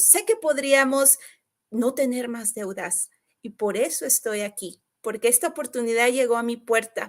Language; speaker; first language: Spanish; native; Spanish